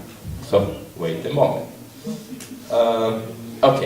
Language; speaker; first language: English; non-native, learner; Italian